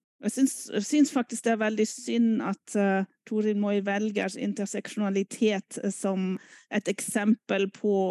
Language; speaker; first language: Norwegian; non-native, fluent; German